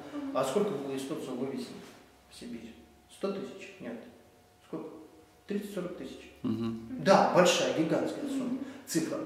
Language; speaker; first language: Russian; native; Russian